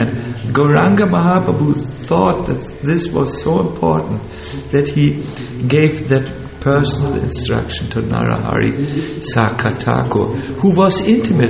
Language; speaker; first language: English; non-native, fluent; German